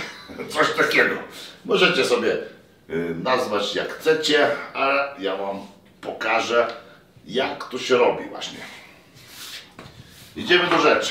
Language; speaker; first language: Polish; non-native, fluent; Lithuanian